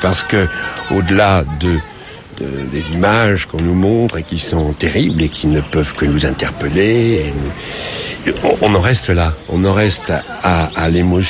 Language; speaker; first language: French; native; French